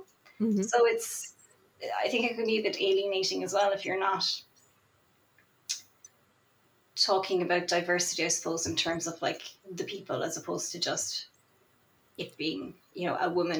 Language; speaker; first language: English; native; English